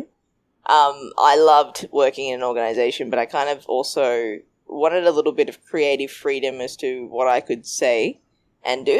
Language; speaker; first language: English; native; English